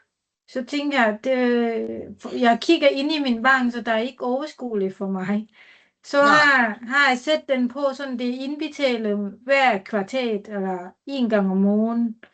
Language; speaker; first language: Danish; non-native, learner; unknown